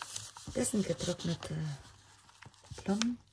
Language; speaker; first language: German; non-native, fluent; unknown